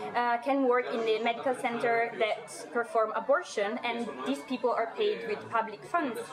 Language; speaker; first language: English; non-native, fluent; Italian